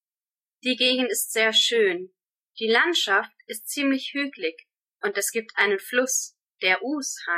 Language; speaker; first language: German; non-native, learner; English